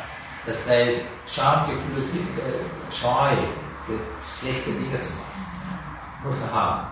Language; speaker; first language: German; non-native, learner; Sinhala